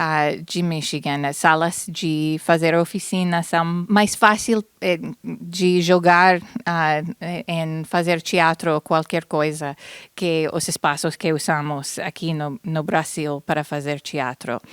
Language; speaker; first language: Portuguese; non-native, fluent; English